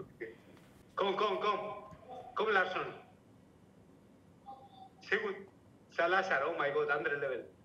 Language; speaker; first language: German; non-native, learner; Spanish